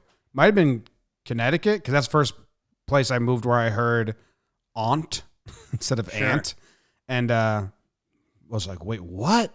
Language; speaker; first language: English; native; English